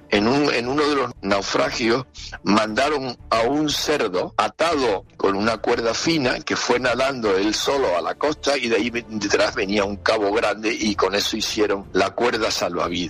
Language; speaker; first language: Spanish; native; Spanish